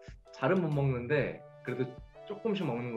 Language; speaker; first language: Korean; native; Korean